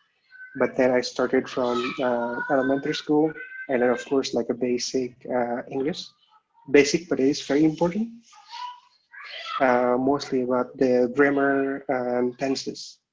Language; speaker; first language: English; non-native, local second language; Indonesian